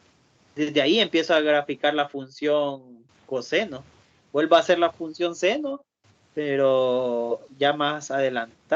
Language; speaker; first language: Spanish; native; Spanish